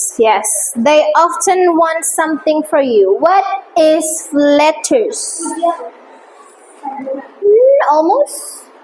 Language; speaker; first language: English; non-native, learner; Indonesian